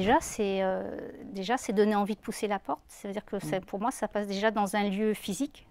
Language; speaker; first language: French; native; French